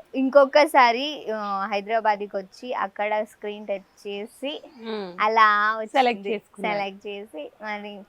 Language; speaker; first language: Telugu; non-native, learner; Kannada